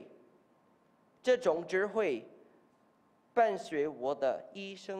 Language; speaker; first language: Chinese; non-native, learner; English